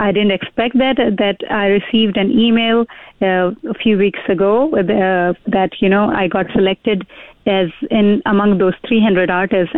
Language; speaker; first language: English; non-native, local second language; Urdu